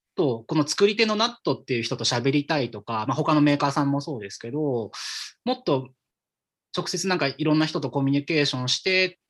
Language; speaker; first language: Japanese; native; Japanese